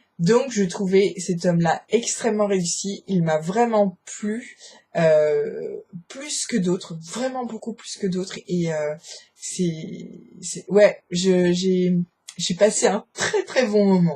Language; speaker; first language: French; native; French